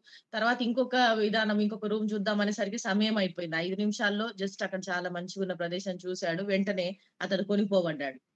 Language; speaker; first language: Telugu; native; Telugu